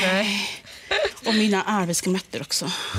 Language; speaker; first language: Swedish; non-native, fluent; Spanish